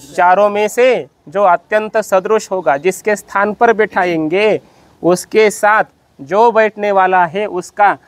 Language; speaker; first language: Hindi; non-native, local second language; Marathi